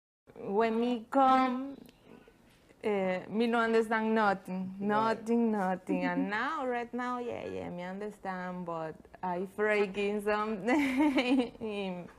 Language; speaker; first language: English; non-native, learner; Spanish